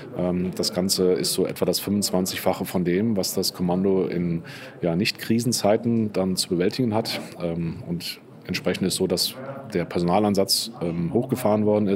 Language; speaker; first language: German; native; German